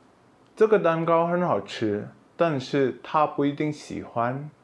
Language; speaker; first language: Chinese; non-native, local second language; Indonesian